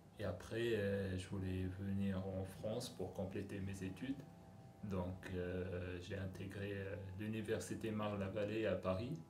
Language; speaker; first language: French; non-native, local second language; Arabic